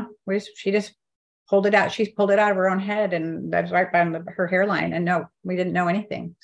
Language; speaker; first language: English; native; English